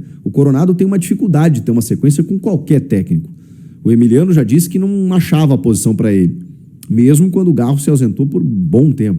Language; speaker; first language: Portuguese; native; Portuguese